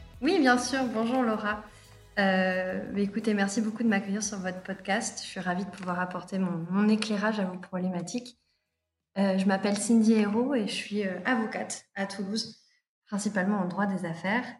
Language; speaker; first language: French; native; French